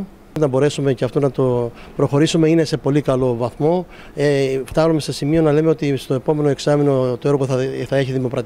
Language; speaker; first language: Greek; native; Greek